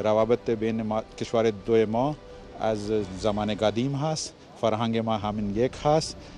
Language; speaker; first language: Persian; non-native, fluent; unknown